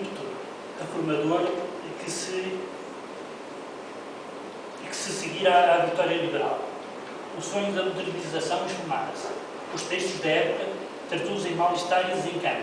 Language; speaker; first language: Portuguese; native; Portuguese